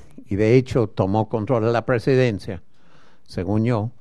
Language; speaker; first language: Spanish; non-native, fluent; English